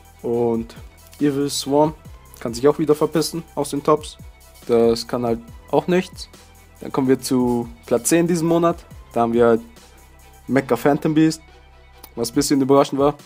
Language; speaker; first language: German; native; German